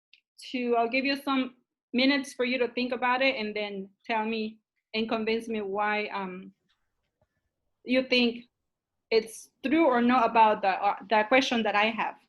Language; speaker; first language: English; non-native, fluent; Spanish